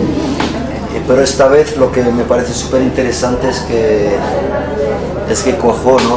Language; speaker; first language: Spanish; early bilingual, heritage; Spanish